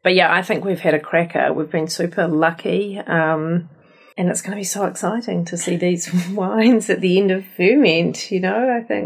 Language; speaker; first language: English; native; English